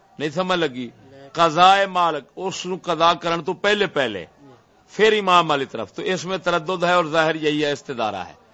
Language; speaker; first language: Urdu; non-native, local second language; Punjabi